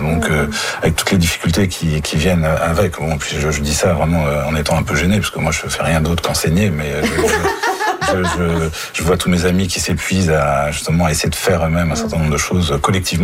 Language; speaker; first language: French; native; French